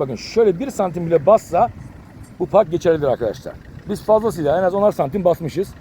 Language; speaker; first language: Turkish; native; Turkish